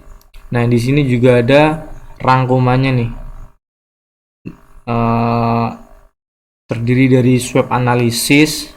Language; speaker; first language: Indonesian; native; Indonesian